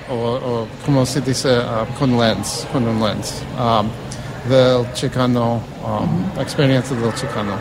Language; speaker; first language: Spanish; early bilingual, heritage; Spanish